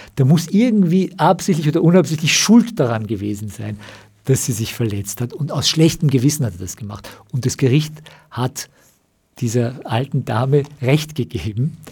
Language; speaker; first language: German; early bilingual, other home language; Persian